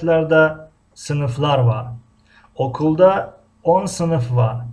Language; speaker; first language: Turkish; non-native, fluent; Tajik